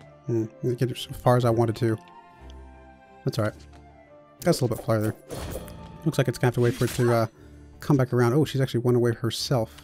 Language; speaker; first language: English; native; English